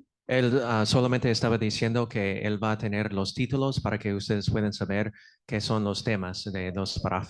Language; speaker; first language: Spanish; non-native, fluent; English